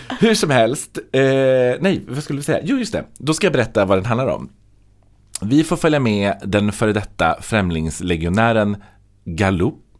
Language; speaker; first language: Swedish; native; Swedish